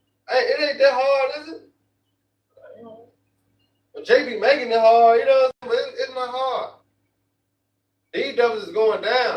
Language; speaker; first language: English; native; English